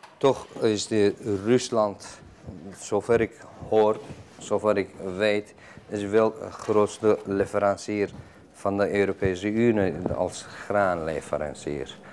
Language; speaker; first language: Dutch; non-native, fluent; Turkish